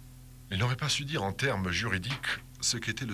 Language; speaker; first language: French; native; French